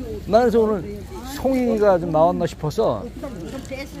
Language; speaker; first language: Korean; native; Korean